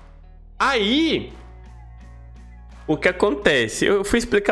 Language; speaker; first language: Portuguese; native; Portuguese